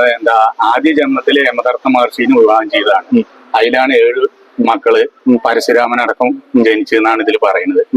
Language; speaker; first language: Malayalam; non-native, local second language; Tamil